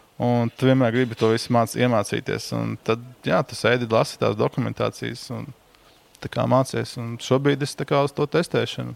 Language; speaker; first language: Latvian; native; Latvian